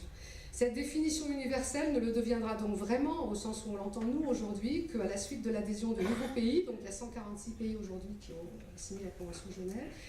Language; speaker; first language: French; native; French